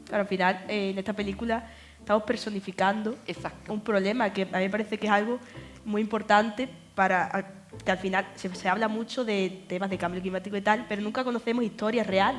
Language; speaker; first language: Spanish; native; Spanish